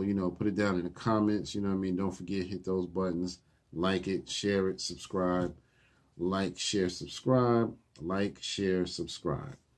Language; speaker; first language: English; native; English